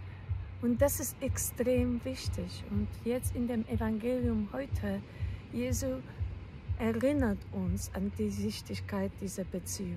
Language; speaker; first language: German; non-native, fluent; Polish